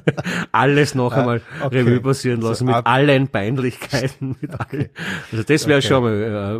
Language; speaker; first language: German; native; German